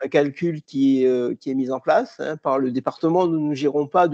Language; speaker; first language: French; native; French